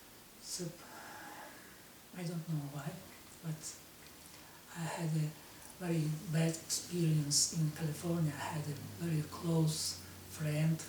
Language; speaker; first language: English; non-native, learner; Russian